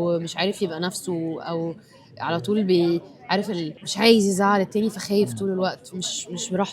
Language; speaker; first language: Arabic; native; Arabic